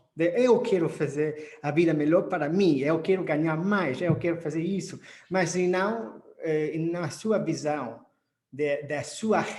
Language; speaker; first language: Portuguese; non-native, fluent; English